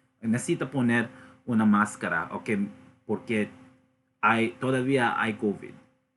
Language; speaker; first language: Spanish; non-native, learner; English